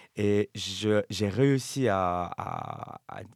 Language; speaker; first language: French; non-native, local second language; Arabic